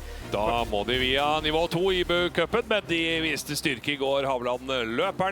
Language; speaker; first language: Norwegian; native; Norwegian